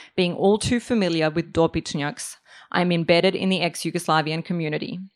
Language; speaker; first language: English; native; English